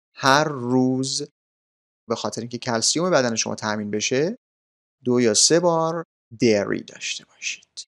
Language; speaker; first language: Persian; native; Persian